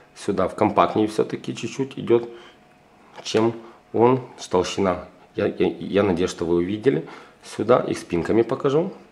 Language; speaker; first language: Russian; non-native, local second language; Ukrainian